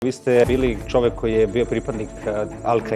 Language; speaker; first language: Bosnian; native; Bosnian